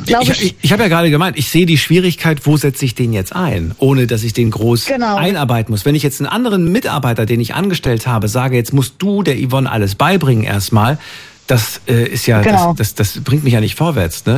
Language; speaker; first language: German; native; German